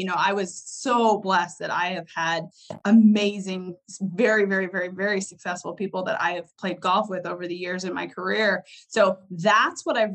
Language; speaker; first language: English; native; English